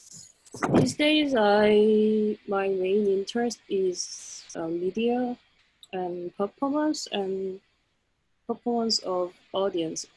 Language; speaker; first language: English; non-native, learner; Korean